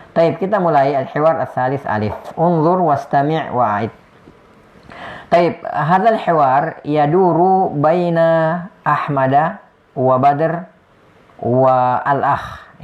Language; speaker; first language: Arabic; non-native, fluent; Indonesian